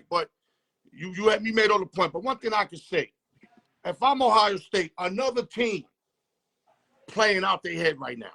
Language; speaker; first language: English; native; English